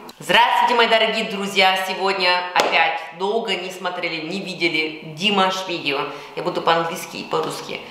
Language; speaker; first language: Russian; early bilingual, heritage; Russian